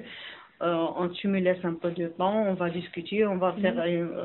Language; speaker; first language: French; non-native, learner; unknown